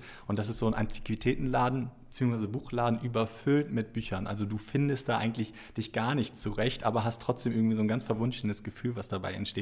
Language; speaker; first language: German; native; German